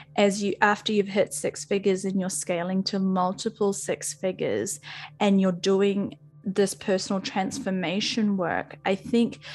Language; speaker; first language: English; native; English